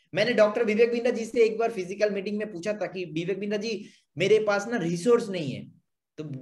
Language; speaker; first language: Hindi; non-native, local second language; Bangla